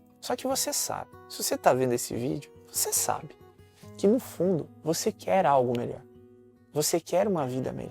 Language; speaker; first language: Portuguese; native; Portuguese